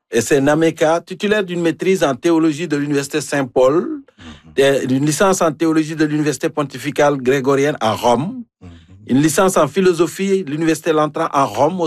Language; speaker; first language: French; native; French